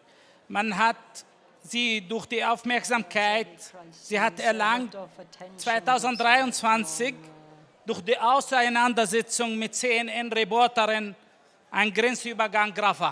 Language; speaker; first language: German; non-native, fluent; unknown